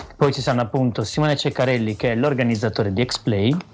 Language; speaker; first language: Italian; native; Italian